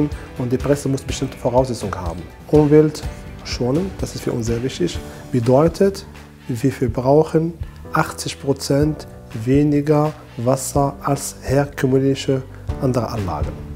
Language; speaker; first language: German; non-native, fluent; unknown